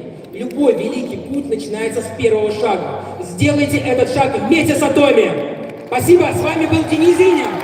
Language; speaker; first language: Russian; native; Russian